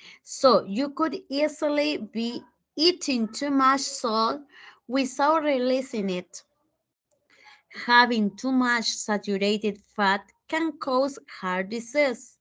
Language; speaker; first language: English; non-native, fluent; Spanish